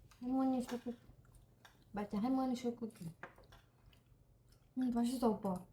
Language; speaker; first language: Korean; non-native, learner; Burmese